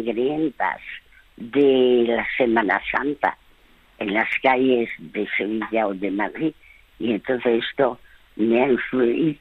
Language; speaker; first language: Spanish; non-native, fluent; French